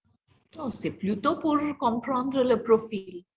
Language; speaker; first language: French; non-native, learner; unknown